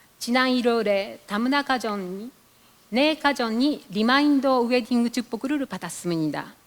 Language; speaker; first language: Korean; non-native, fluent; Japanese